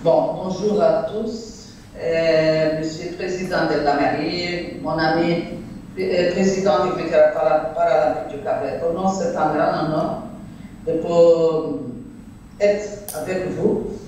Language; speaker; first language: French; non-native, learner; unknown